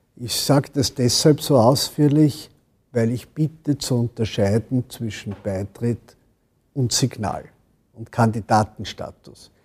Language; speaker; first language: German; native; German